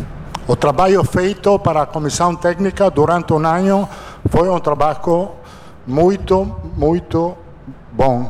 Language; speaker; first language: Portuguese; non-native, fluent; Italian